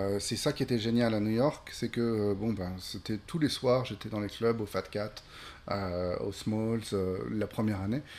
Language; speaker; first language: French; native; French